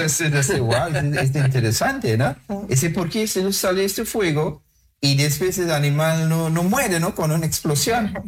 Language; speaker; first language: Spanish; non-native, fluent; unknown